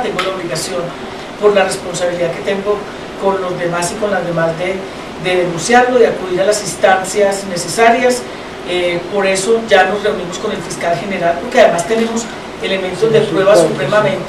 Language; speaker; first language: Spanish; native; Spanish